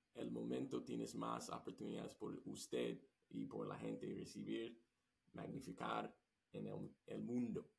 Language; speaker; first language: Spanish; non-native, learner; English